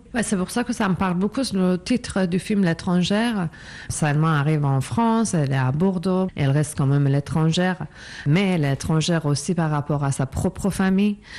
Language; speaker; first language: French; non-native, fluent; Persian